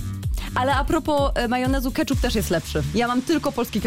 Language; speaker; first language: Polish; early bilingual, heritage; Polish